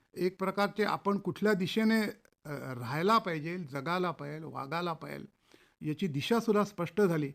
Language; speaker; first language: Marathi; native; Marathi